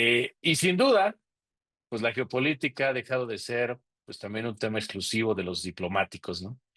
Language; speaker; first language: Spanish; native; Spanish